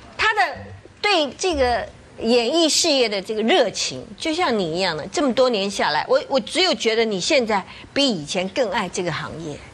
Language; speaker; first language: Chinese; native; Chinese